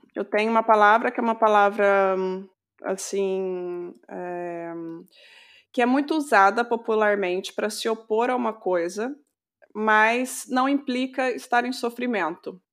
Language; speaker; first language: Portuguese; native; Portuguese